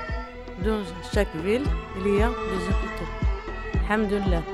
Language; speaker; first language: French; non-native, learner; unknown